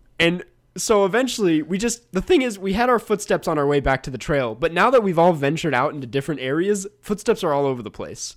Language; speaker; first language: English; native; English